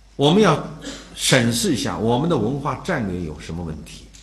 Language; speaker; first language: Chinese; native; Chinese